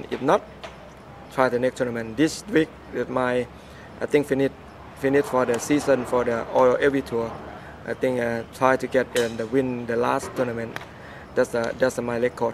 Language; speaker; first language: English; non-native, learner; Thai